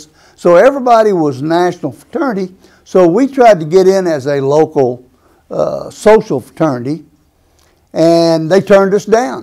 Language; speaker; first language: English; native; English